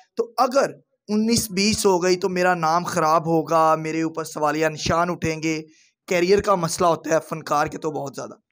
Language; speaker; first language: Urdu; non-native, local second language; Punjabi